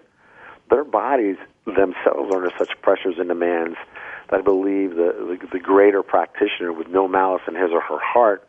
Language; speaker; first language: English; native; English